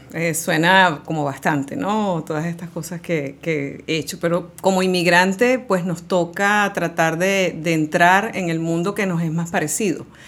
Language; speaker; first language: Spanish; native; Spanish